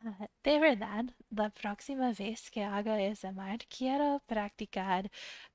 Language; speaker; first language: Spanish; non-native, fluent; English